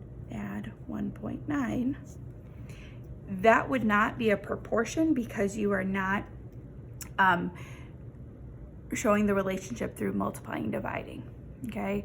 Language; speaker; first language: English; native; English